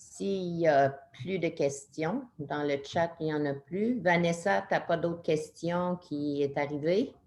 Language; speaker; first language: French; native; French